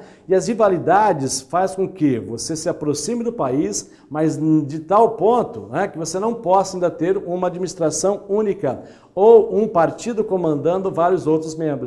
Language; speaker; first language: Portuguese; native; Portuguese